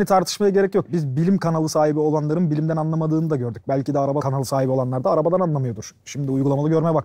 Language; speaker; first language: Turkish; native; Turkish